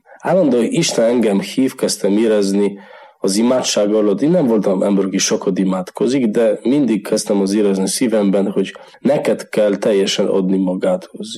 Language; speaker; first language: Hungarian; non-native, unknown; Polish